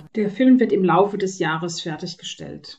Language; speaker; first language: German; native; German